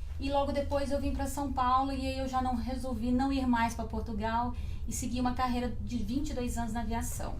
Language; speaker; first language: Portuguese; native; Portuguese